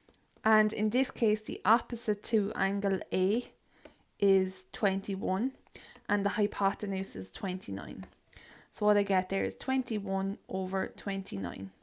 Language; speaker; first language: English; native; English